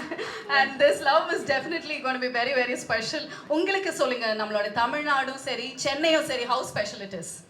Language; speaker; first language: Tamil; native; Tamil